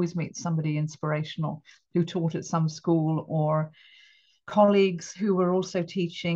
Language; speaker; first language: English; native; English